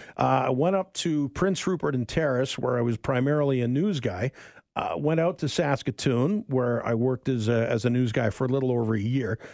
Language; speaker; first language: English; native; English